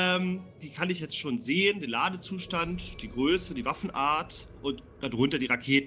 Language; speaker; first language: German; native; German